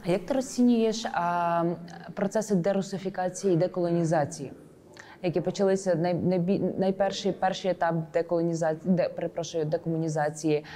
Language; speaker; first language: Ukrainian; native; Ukrainian